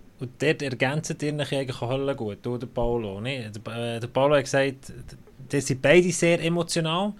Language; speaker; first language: German; native; German